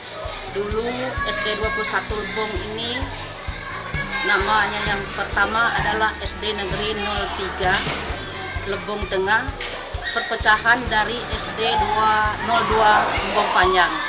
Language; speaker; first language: Indonesian; native; Indonesian